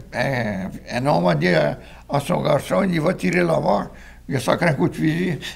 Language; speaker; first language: French; native; French